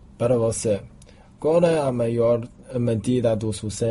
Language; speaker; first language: Portuguese; non-native, fluent; Chinese